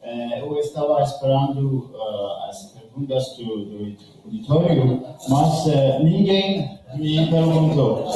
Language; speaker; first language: Portuguese; non-native, learner; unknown